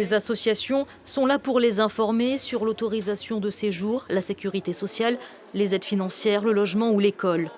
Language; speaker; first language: French; native; French